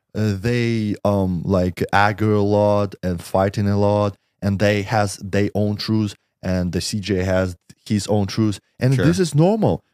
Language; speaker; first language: English; non-native, learner; Russian